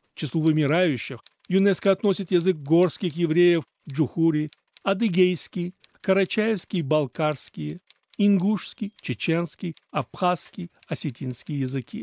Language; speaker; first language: Russian; non-native, local second language; Chechen